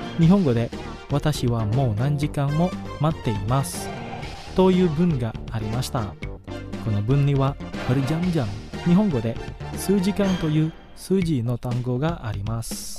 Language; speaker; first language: Japanese; non-native, fluent; Indonesian